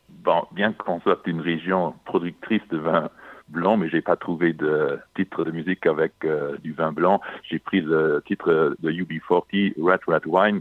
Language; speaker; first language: French; non-native, local second language; Luxembourgish